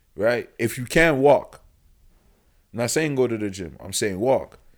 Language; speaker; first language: English; non-native, local second language; French